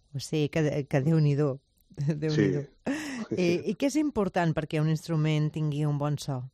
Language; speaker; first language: Catalan; non-native, local second language; Spanish